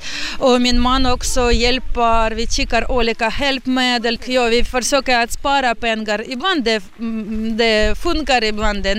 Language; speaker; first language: Swedish; non-native, learner; Ukrainian